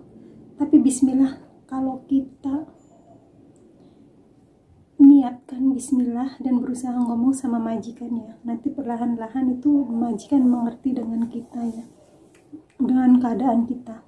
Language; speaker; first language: Indonesian; non-native, local second language; Javanese